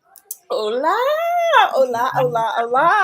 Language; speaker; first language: Spanish; non-native, learner; English